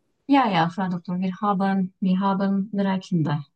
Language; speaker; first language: German; non-native, learner; Turkish